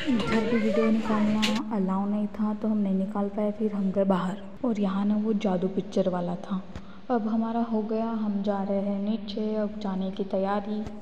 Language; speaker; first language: Hindi; non-native, local second language; Marathi